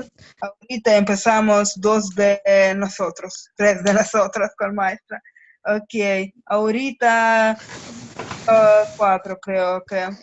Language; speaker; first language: Spanish; non-native, learner; Russian